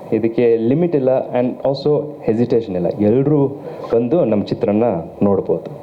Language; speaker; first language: Kannada; early bilingual, heritage; Kannada